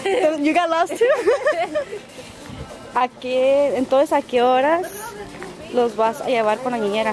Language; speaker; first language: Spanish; early bilingual, heritage; Spanish